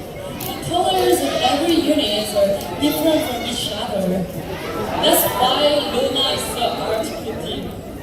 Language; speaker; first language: English; non-native, learner; Korean